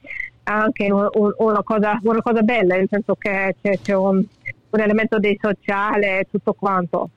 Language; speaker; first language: Italian; early bilingual, heritage; English